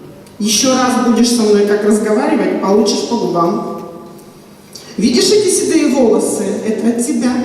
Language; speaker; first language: Russian; native; Russian